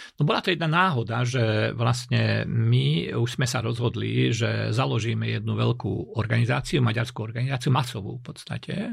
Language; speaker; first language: Slovak; non-native, local second language; Hungarian